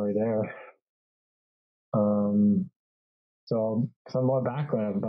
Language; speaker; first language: English; native; English